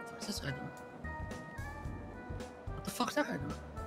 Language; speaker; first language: English; native; English